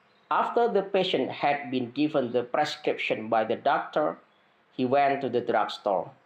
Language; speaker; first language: English; non-native, fluent; Indonesian